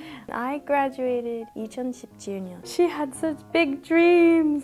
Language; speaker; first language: English; native; English